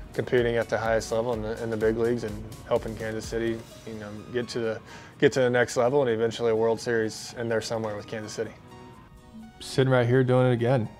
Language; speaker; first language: English; native; English